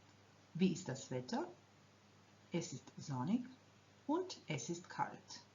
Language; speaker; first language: German; non-native, fluent; Croatian